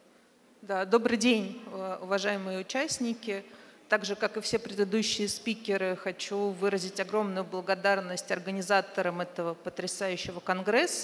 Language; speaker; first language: Russian; native; Russian